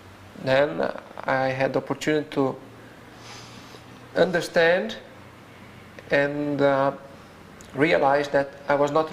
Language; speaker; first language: English; non-native, fluent; Portuguese